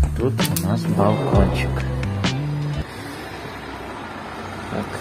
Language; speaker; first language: Russian; non-native, fluent; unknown